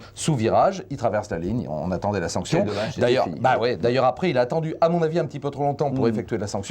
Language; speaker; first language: French; native; French